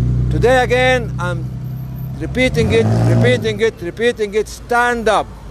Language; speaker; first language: English; non-native, fluent; Arabic